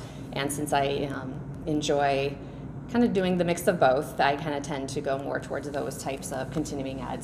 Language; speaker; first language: English; native; English